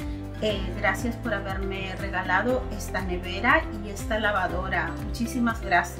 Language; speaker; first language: Spanish; native; Spanish